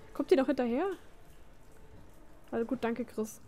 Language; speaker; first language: German; native; German